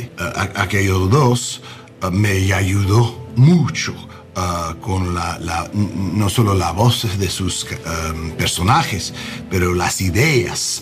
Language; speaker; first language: Spanish; non-native, learner; English